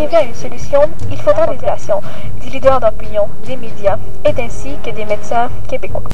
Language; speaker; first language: French; native; French